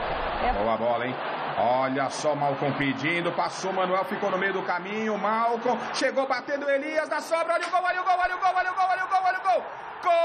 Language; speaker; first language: Portuguese; native; Portuguese